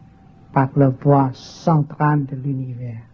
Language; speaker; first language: French; non-native, learner; Vietnamese